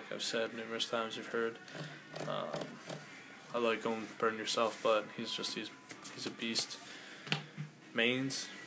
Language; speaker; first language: English; native; English